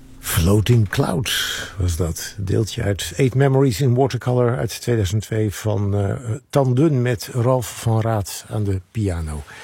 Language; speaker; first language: Dutch; native; Dutch